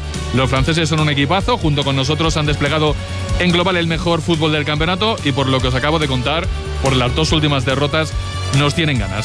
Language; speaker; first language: Spanish; native; Spanish